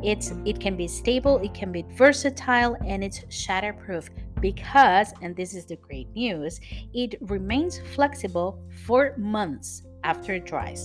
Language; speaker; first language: English; non-native, fluent; Spanish